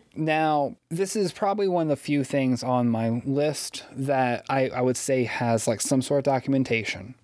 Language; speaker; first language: English; native; English